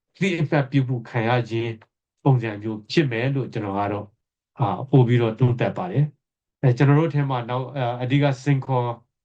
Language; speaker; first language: Burmese; native; Burmese